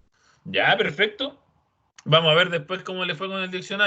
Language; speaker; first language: Spanish; native; Spanish